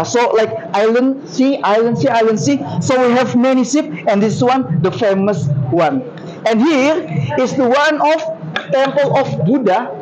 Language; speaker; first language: English; non-native, learner; Indonesian